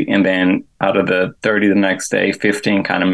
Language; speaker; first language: English; non-native, fluent; Portuguese